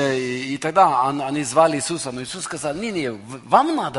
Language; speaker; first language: Russian; non-native, learner; Norwegian